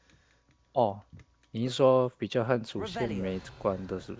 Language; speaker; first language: Chinese; native; Chinese